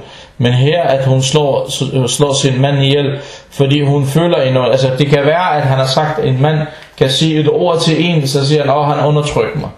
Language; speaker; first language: Danish; non-native, fluent; Arabic